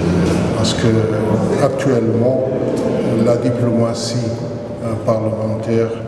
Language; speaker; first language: French; non-native, local second language; Arabic